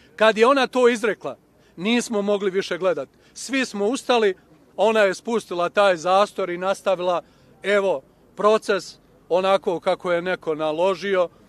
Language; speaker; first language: Serbian; native; Serbian